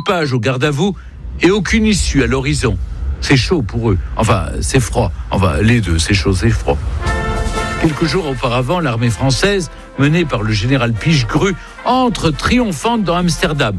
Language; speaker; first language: French; native; French